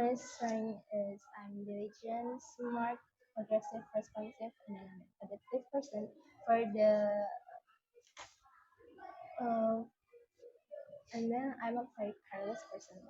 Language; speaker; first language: English; non-native, learner; Indonesian